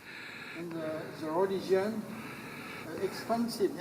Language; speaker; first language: English; non-native, learner; French